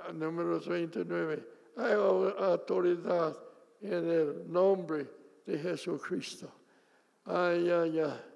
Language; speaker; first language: Spanish; non-native, fluent; English